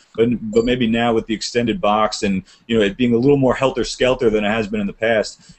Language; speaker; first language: English; native; English